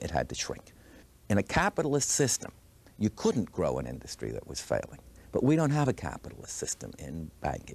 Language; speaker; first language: English; native; English